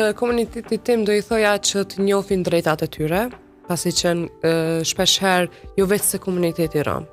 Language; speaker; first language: Albanian; non-native, local second language; Romany